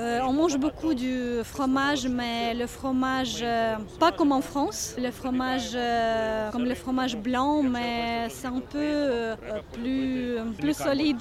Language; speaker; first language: French; non-native, fluent; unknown